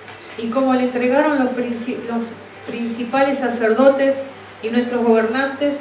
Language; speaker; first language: Spanish; native; Spanish